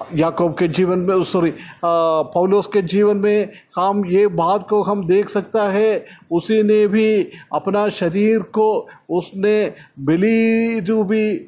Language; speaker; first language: Hindi; non-native, local second language; Malayalam